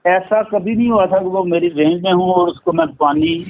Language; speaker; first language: Urdu; non-native, local second language; Punjabi